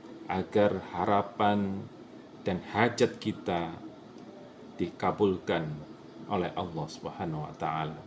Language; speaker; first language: Indonesian; native; Indonesian